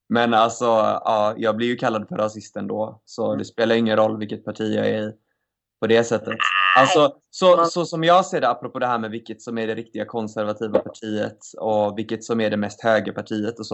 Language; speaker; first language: Swedish; native; Swedish